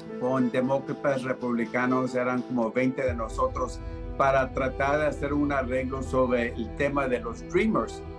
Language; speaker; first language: Spanish; early bilingual, heritage; Spanish